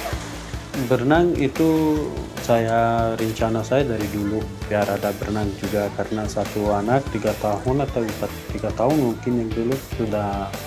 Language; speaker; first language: Indonesian; non-native, learner; Persian